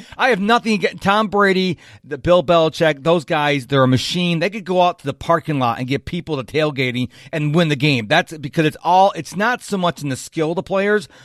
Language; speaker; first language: English; native; English